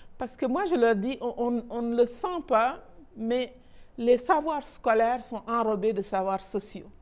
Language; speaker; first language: French; non-native, local second language; Wolof